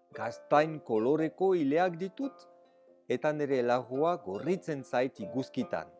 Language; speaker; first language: Basque; native; Basque